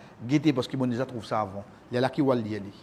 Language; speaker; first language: French; non-native, local second language; Morisyen